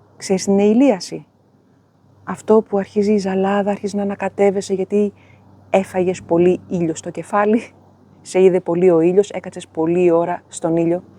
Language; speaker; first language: Greek; native; Greek